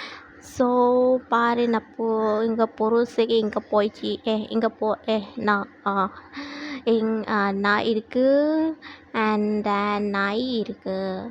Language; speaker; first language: Tamil; non-native, learner; Hindi